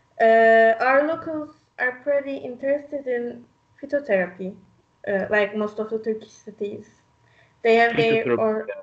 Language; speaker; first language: English; non-native, local second language; Turkish